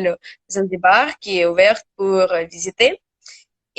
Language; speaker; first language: French; non-native, learner; Russian